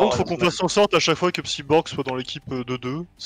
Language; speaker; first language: French; native; French